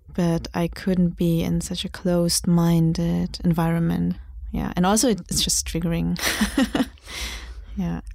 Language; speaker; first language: English; non-native, fluent; German